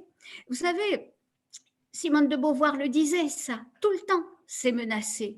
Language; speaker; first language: French; native; French